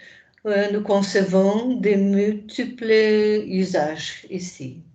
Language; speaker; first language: French; non-native, fluent; Portuguese